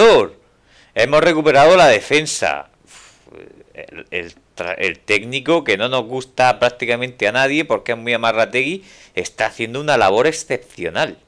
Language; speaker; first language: Spanish; native; Spanish